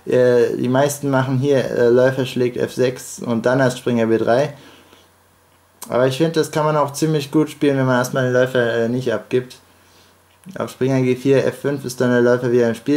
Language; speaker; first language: German; native; German